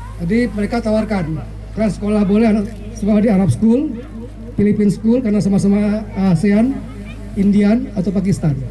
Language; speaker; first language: Indonesian; native; Indonesian